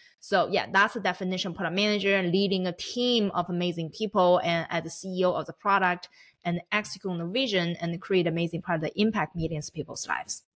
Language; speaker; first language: English; non-native, fluent; Chinese